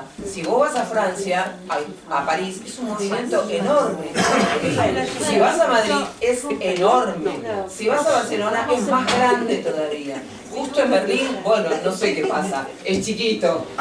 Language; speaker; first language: Spanish; native; Spanish